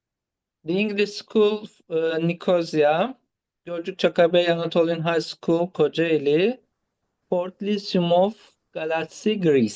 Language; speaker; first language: English; non-native, fluent; Turkish